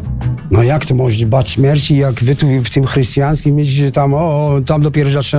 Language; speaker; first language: Polish; non-native, learner; Dutch